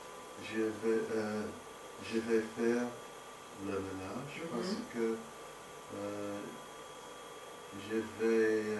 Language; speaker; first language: French; non-native, learner; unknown